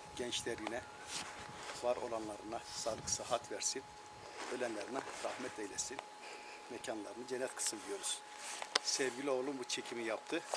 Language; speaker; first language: Turkish; non-native, local second language; Zaza